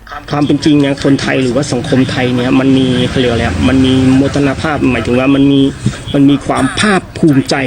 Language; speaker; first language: Thai; non-native, fluent; Khmer